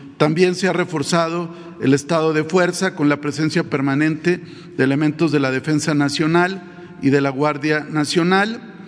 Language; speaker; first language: Spanish; native; Spanish